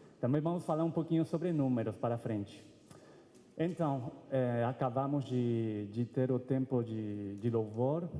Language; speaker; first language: Portuguese; non-native, fluent; Spanish